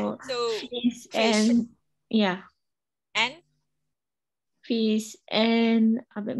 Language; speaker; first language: English; non-native, learner; Indonesian